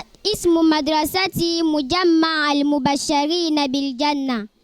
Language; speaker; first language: Arabic; non-native, learner; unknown